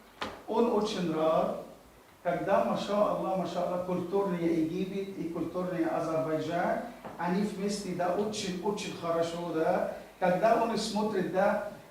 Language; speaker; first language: Russian; non-native, learner; Arabic